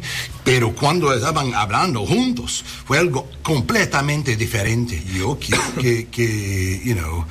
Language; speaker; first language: Spanish; early bilingual, heritage; English